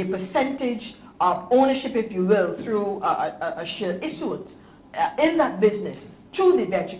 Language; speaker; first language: English; native; English